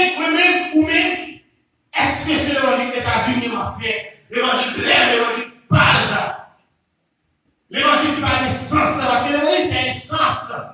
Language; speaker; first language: French; non-native, local second language; Haitian Creole